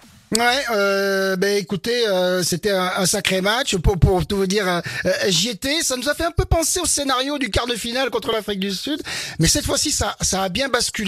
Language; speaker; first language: French; native; French